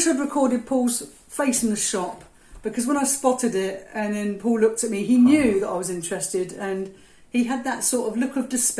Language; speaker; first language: English; native; English